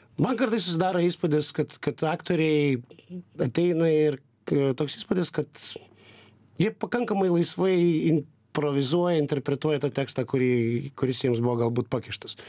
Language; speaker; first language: Lithuanian; native; Lithuanian